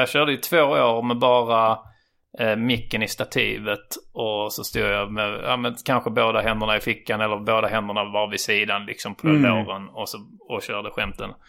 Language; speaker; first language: Swedish; native; Swedish